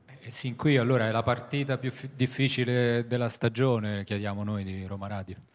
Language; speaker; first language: Italian; native; Italian